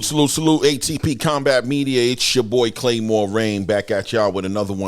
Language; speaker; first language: English; native; English